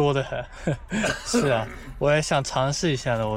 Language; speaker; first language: Chinese; non-native, fluent; Japanese